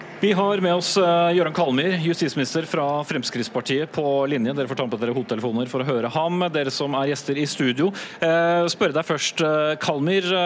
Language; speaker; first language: Norwegian; native; Norwegian